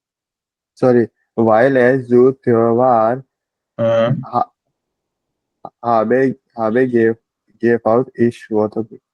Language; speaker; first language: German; non-native, learner; Hindi